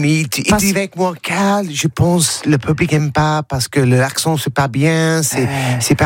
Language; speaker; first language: French; non-native, learner; English